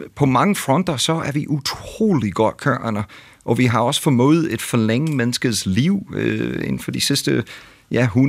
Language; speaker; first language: Danish; non-native, fluent; English